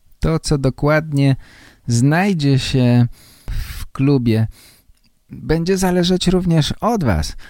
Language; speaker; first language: Polish; native; Polish